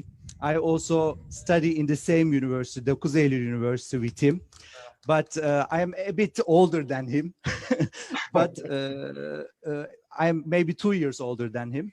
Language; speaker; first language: English; non-native, fluent; Turkish